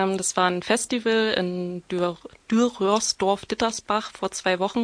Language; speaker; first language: German; native; German